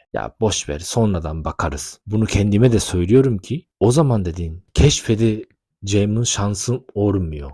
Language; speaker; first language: Turkish; non-native, fluent; Japanese